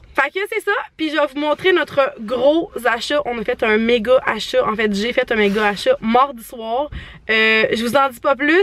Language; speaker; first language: French; native; French